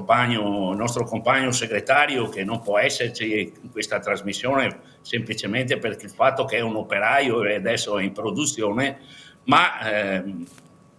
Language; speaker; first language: Italian; native; Italian